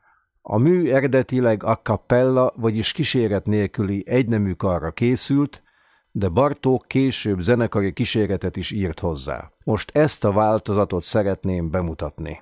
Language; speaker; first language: Hungarian; native; Hungarian